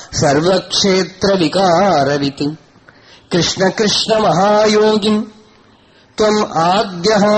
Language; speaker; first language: Malayalam; non-native, local second language; Tamil